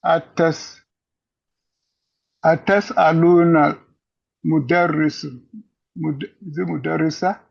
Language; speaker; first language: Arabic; non-native, learner; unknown